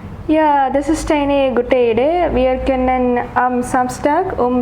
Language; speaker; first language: German; non-native, learner; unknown